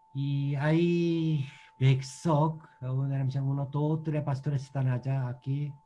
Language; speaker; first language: Spanish; non-native, learner; Korean